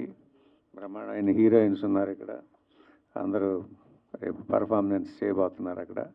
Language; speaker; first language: Telugu; native; Telugu